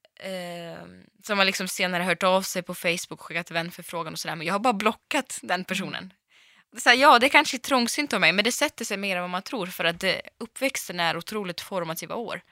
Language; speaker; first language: Swedish; early bilingual, other home language; Russian